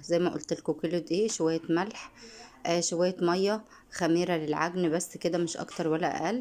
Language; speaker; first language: Arabic; native; Arabic